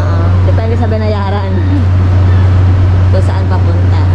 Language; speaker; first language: Filipino; native; Filipino